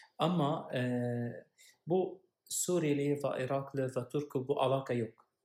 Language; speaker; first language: Turkish; non-native, learner; Arabic